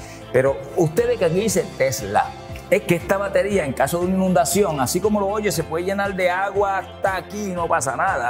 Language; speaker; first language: Spanish; native; Spanish